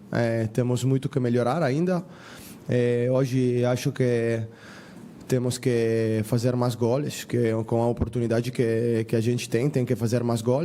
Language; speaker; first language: Portuguese; non-native, fluent; Spanish